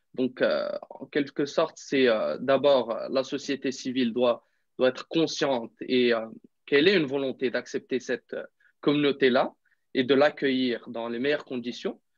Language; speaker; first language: French; non-native, local second language; Arabic